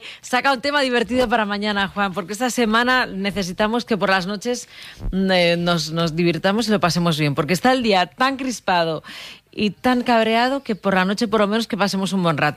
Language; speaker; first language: Spanish; native; Spanish